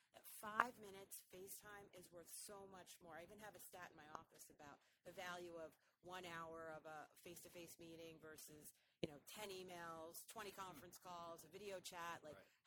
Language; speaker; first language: English; native; English